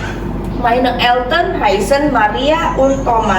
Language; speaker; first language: German; non-native, fluent; Indonesian